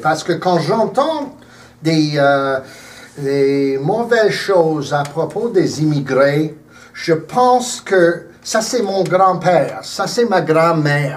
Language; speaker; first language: French; early bilingual, heritage; English